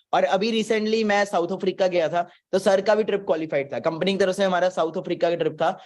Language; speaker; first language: Hindi; non-native, local second language; Punjabi